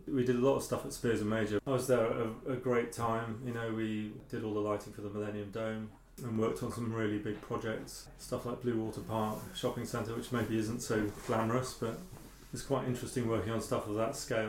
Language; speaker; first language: English; native; English